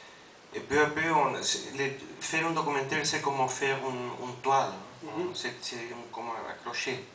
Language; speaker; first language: French; non-native, fluent; Spanish